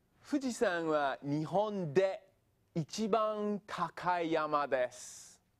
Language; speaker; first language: Japanese; non-native, fluent; English